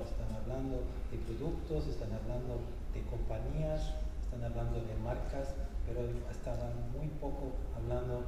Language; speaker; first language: Spanish; non-native, fluent; German